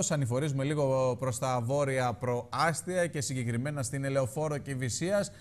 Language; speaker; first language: Greek; native; Greek